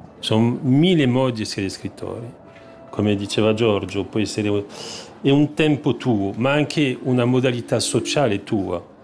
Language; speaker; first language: Italian; non-native, fluent; French